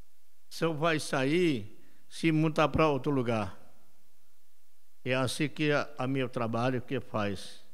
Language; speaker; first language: Portuguese; non-native, local second language; Yanomámi